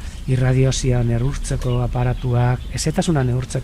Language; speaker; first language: Basque; native; Basque